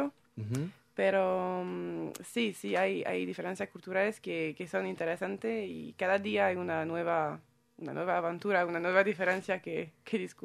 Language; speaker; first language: Spanish; non-native, fluent; French